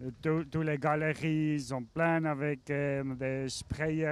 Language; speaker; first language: French; non-native, learner; German